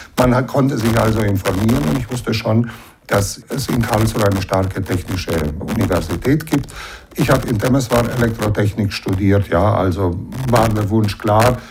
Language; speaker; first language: German; early bilingual, heritage; German